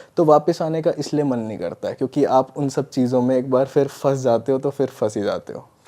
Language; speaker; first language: Hindi; native; Hindi